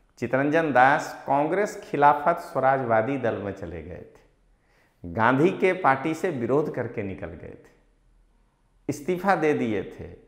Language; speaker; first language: Hindi; non-native, local second language; Gujarati